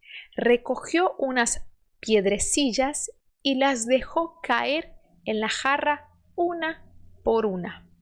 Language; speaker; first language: Spanish; non-native, fluent; Portuguese